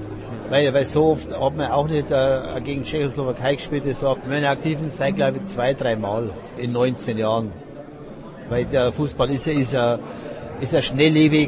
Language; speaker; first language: German; native; German